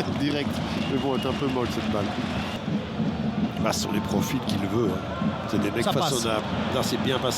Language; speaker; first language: French; native; French